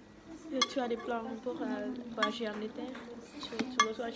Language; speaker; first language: French; non-native, learner; Vietnamese